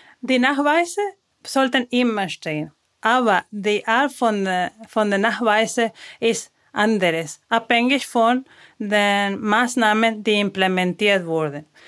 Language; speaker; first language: German; non-native, fluent; Spanish